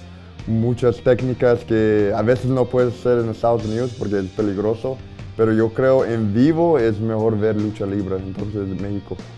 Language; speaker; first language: Spanish; early bilingual, heritage; Spanish